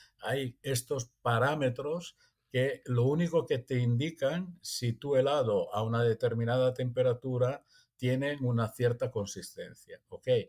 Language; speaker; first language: Spanish; non-native, fluent; Italian